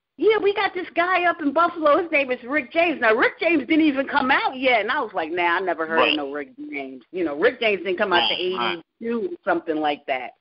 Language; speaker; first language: English; native; English